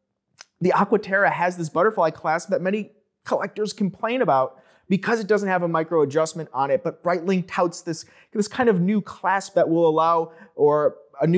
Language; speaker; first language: English; native; English